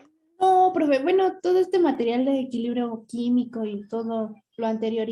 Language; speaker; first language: Spanish; native; Spanish